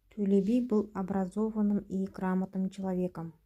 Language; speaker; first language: Russian; non-native, local second language; Kazakh